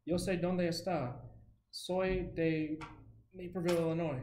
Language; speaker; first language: Spanish; non-native, learner; English